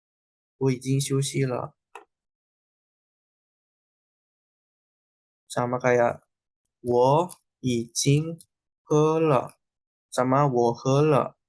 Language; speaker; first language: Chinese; non-native, fluent; Indonesian